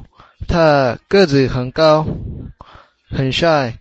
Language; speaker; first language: Chinese; non-native, learner; English